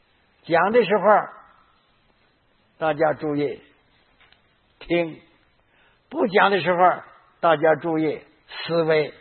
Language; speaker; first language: Chinese; native; Chinese